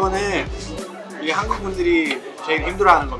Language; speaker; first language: Korean; non-native, fluent; Nepali